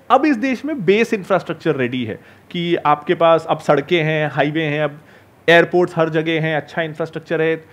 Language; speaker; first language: Hindi; native; Hindi